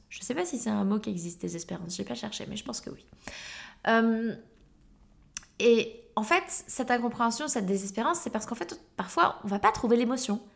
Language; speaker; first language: French; native; French